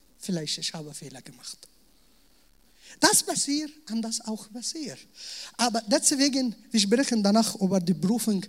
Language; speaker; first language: German; non-native, learner; Arabic